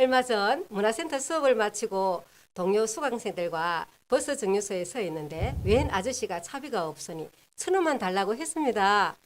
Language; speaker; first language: Korean; native; Korean